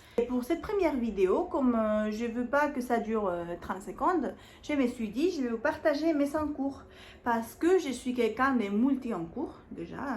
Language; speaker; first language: French; non-native, fluent; Spanish